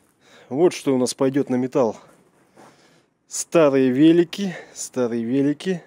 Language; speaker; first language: Russian; native; Russian